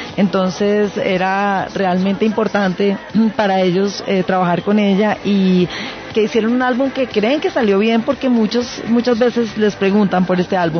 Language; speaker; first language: Spanish; native; Spanish